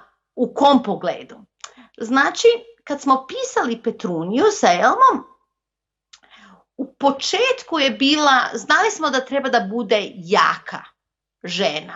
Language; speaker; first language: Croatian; non-native, local second language; Macedonian